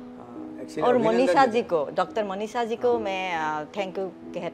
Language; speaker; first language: Hindi; non-native, local second language; Assamese